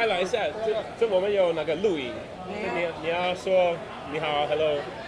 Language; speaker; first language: Chinese; non-native, learner; English